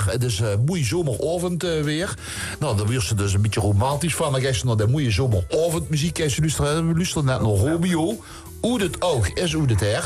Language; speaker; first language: Dutch; native; Dutch